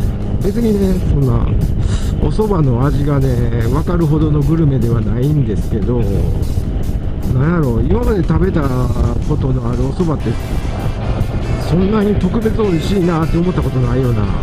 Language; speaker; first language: Japanese; native; Japanese